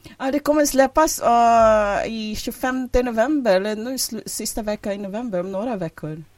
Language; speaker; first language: Swedish; non-native, fluent; Filipino